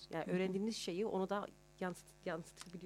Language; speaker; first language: Turkish; early bilingual, heritage; Turkish